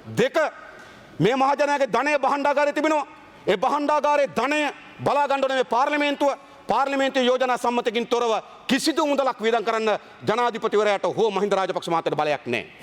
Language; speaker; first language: Sinhala; native; Sinhala